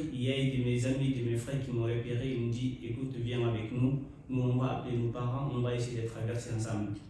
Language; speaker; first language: French; non-native, local second language; Fula